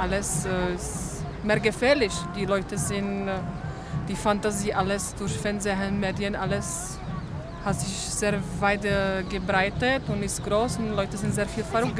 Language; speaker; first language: German; non-native, learner; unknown